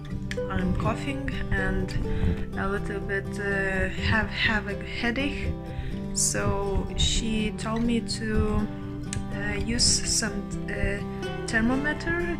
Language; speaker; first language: English; non-native, learner; Lithuanian